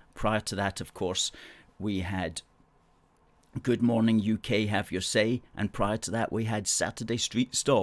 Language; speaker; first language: English; native; English